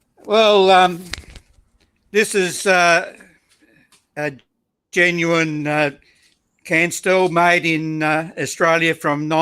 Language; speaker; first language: English; native; English